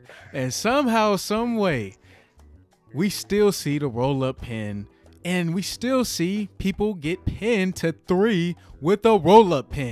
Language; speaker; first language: English; native; English